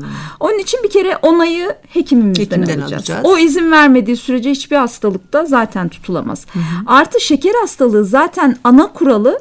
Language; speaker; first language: Turkish; native; Turkish